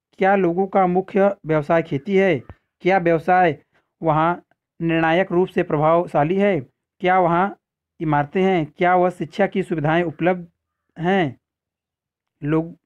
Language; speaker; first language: Hindi; native; Hindi